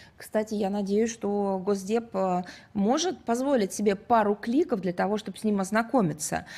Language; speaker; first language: Russian; native; Russian